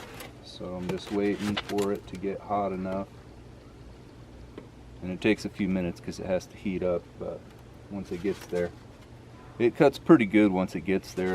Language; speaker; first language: English; native; English